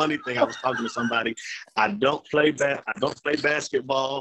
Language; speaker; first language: English; native; English